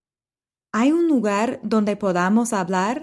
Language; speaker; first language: Spanish; non-native, fluent; English